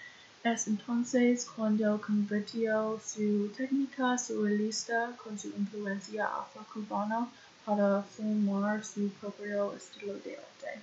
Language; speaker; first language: Spanish; non-native, learner; English